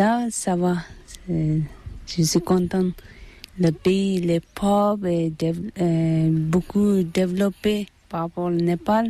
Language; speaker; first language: French; non-native, learner; Tibetan